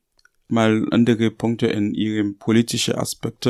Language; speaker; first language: German; non-native, learner; Haitian Creole